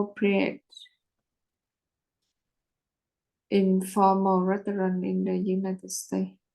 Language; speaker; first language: English; non-native, learner; Vietnamese